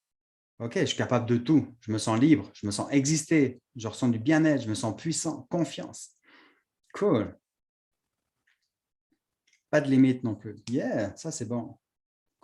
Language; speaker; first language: French; native; French